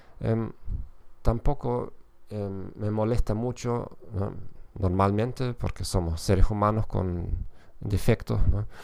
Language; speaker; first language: Spanish; non-native, fluent; German